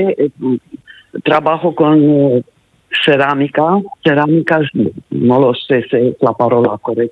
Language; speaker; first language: Spanish; non-native, learner; Romanian